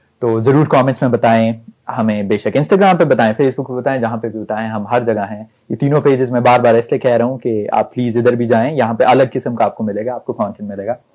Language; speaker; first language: Urdu; native; Urdu